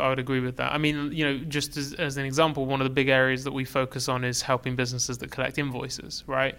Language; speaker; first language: English; native; English